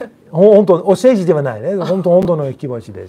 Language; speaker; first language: Japanese; non-native, learner; Dutch